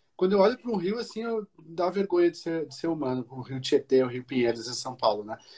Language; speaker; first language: Portuguese; native; Portuguese